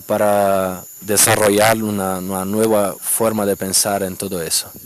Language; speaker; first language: Spanish; non-native, fluent; Portuguese